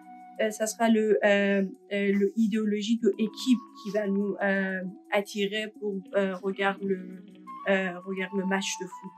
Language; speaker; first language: French; non-native, learner; Persian